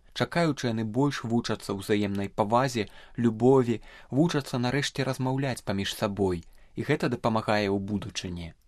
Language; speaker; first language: Belarusian; native; Belarusian